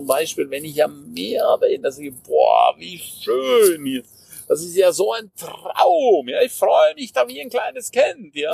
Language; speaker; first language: German; non-native, local second language; Romansh